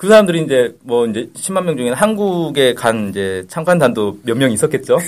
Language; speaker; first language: Korean; native; Korean